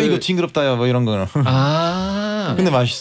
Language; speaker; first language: Korean; non-native, fluent; Bulgarian